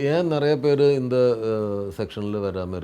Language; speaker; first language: Tamil; non-native, fluent; Malayalam